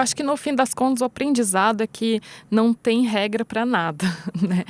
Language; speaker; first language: Portuguese; native; Portuguese